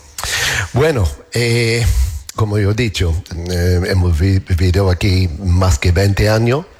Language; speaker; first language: Spanish; non-native, learner; English